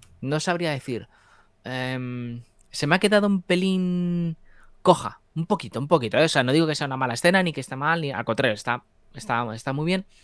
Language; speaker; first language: Spanish; native; Spanish